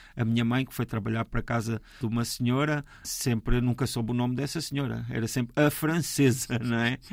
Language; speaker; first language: Portuguese; native; Portuguese